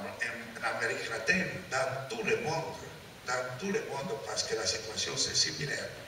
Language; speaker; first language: French; non-native, learner; Italian